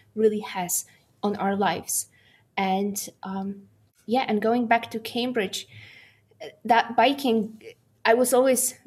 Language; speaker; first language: English; non-native, fluent; Polish